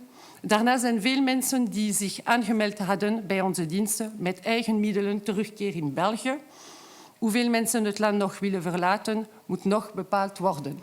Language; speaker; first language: Dutch; non-native, local second language; French